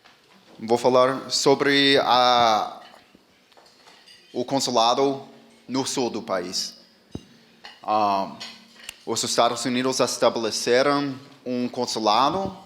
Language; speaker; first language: Portuguese; non-native, fluent; English